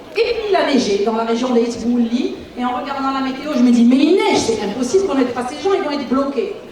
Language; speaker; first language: French; non-native, local second language; Arabic